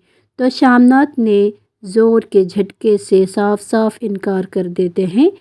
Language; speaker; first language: Hindi; non-native, local second language; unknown